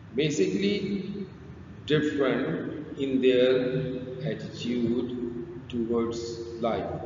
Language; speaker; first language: English; non-native, local second language; Urdu